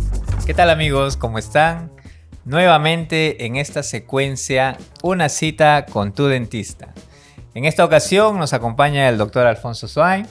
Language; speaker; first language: Spanish; native; Spanish